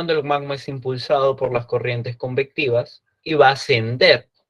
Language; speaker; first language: Spanish; native; Spanish